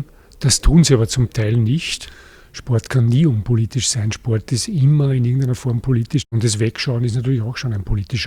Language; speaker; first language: German; native; German